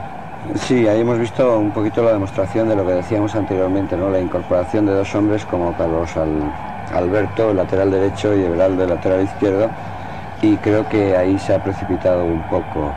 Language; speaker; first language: Spanish; native; Spanish